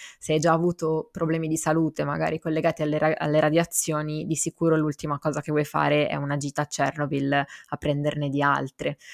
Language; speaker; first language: Italian; native; Italian